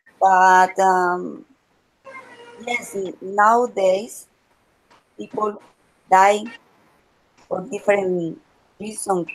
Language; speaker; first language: English; non-native, learner; Spanish